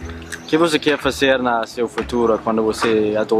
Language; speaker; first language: Portuguese; non-native, learner; Danish